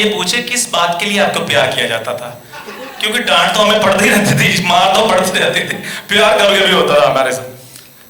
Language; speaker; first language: Hindi; native; Hindi